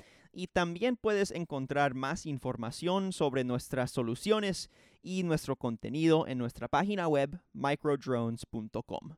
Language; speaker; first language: Spanish; non-native, fluent; English